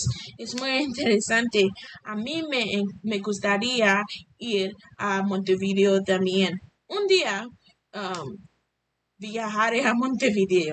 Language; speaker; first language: Spanish; non-native, learner; English